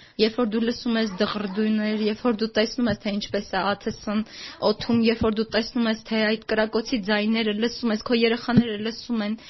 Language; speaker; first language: Armenian; native; Armenian